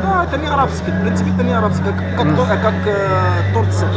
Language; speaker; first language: Russian; non-native, learner; Arabic